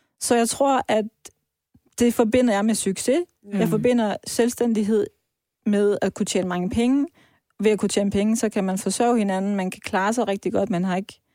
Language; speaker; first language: Danish; early bilingual, other home language; Persian